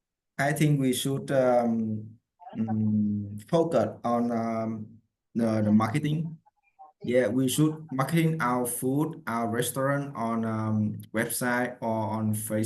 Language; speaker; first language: English; non-native, learner; Vietnamese